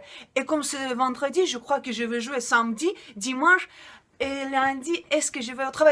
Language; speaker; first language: French; non-native, fluent; Russian